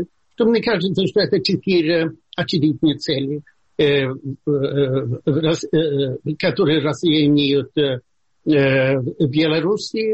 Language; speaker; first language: Russian; non-native, fluent; Swedish